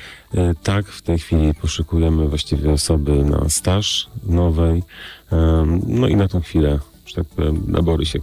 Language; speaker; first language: Polish; native; Polish